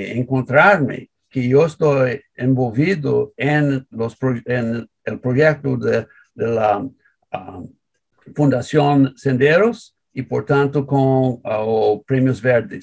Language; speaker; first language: Spanish; non-native, learner; English